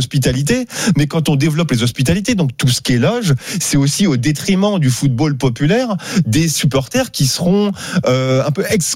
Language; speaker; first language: French; native; French